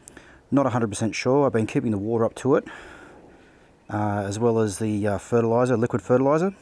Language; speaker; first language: English; native; English